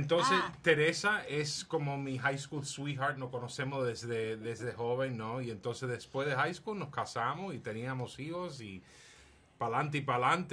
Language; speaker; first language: Spanish; early bilingual, heritage; Spanish